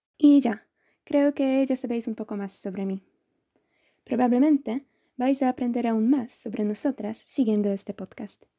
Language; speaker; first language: Spanish; non-native, fluent; Polish